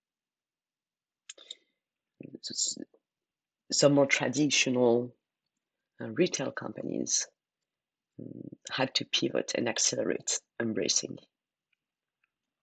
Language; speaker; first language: English; non-native, fluent; French